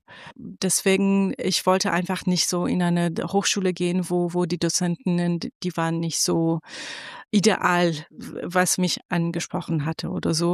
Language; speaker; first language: German; non-native, fluent; Persian